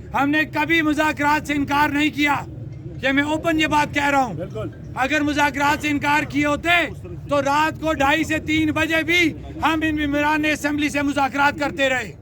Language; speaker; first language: Urdu; non-native, local second language; Punjabi